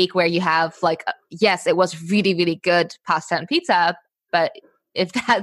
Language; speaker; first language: English; native; English